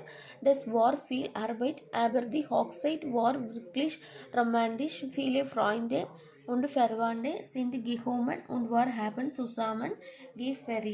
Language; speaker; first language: German; non-native, learner; Malayalam